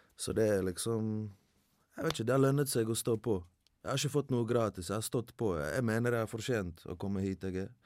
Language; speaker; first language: Norwegian; early bilingual, other home language; Bosnian